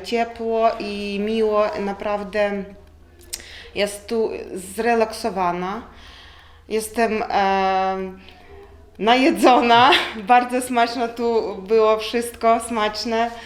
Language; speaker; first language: Polish; non-native, learner; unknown